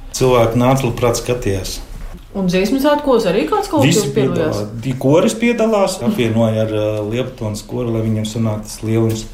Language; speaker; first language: Latvian; native; Latvian